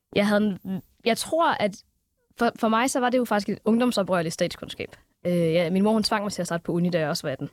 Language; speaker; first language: Danish; early bilingual, other home language; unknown